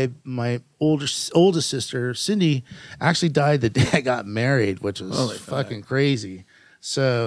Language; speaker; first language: English; native; English